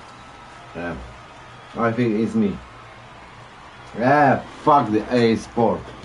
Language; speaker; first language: English; non-native, learner; Polish